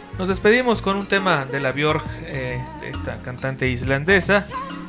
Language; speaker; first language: Spanish; native; Spanish